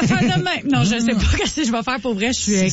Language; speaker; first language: French; native; French